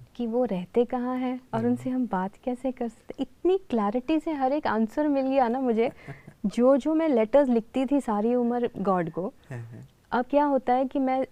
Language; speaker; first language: Hindi; native; Hindi